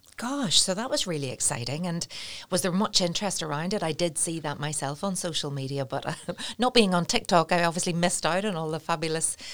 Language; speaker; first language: English; native; English